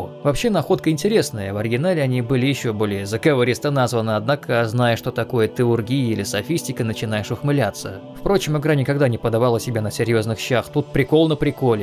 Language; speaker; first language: Russian; native; Russian